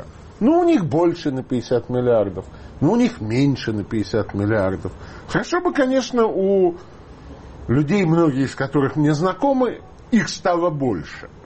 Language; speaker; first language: Russian; native; Russian